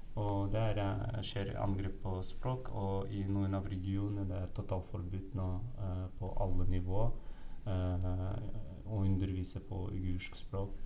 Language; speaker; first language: Norwegian; non-native, fluent; Uyghur